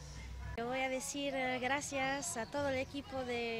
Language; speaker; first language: Spanish; non-native, fluent; Arabic